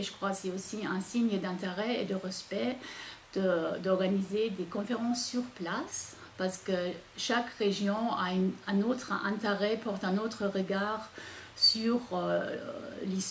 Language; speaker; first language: French; non-native, fluent; German